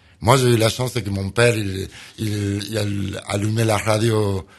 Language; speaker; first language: French; non-native, fluent; Spanish